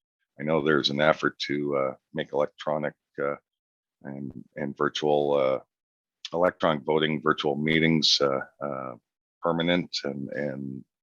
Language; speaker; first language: English; native; English